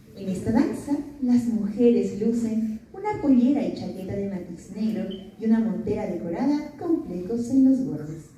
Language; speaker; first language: Spanish; native; Spanish